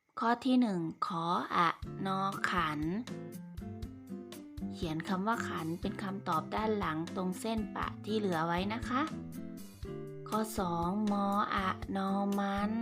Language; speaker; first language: Thai; native; Thai